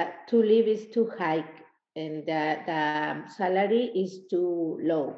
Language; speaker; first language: English; non-native, learner; Spanish